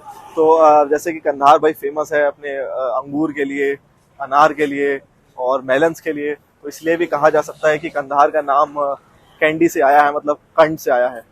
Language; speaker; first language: Hindi; native; Hindi